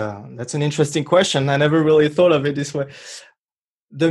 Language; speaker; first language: English; non-native, fluent; French